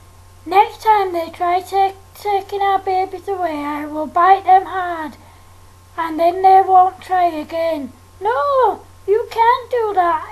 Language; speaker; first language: English; native; English